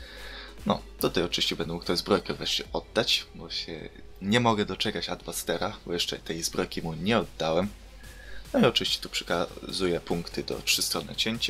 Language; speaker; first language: Polish; native; Polish